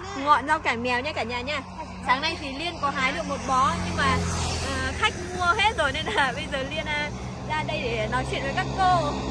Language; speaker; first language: Vietnamese; non-native, local second language; Hmong